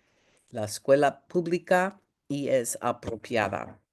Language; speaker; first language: Spanish; early bilingual, heritage; Spanish